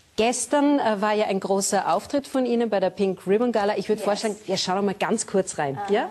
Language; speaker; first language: German; native; German